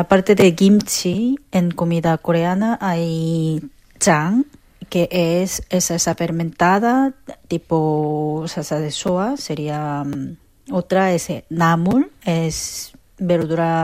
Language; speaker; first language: Spanish; non-native, fluent; Korean